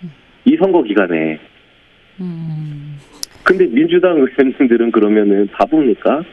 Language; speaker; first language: Korean; native; Korean